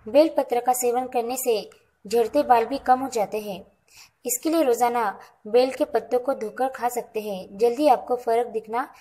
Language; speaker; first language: Hindi; non-native, local second language; Marathi